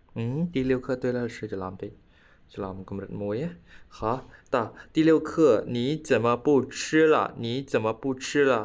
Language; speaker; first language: Chinese; non-native, fluent; Khmer